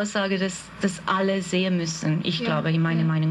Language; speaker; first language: German; non-native, fluent; Hungarian